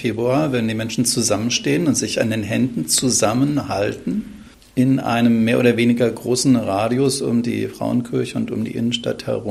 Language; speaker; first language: German; native; German